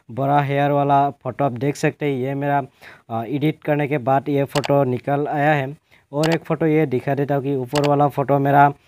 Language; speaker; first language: Hindi; non-native, local second language; Assamese